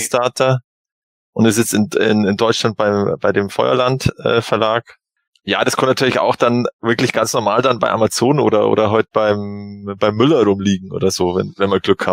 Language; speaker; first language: German; native; German